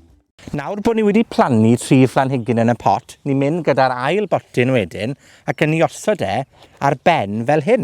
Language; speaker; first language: Welsh; native; Welsh